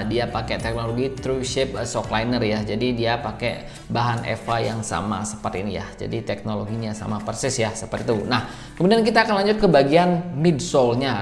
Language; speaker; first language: Indonesian; native; Indonesian